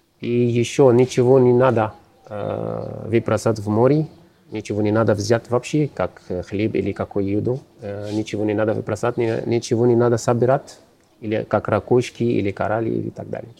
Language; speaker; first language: Russian; non-native, learner; Arabic